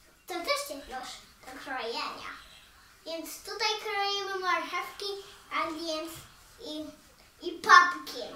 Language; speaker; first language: Polish; early bilingual, heritage; English